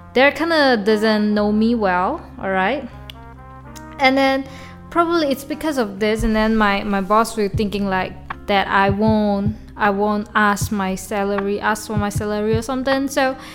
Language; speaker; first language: English; non-native, local second language; Chinese